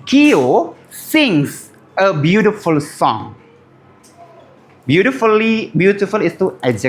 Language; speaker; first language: English; non-native, learner; Indonesian